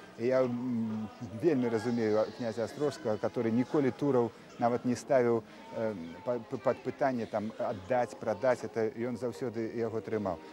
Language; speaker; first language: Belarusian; non-native, local second language; Russian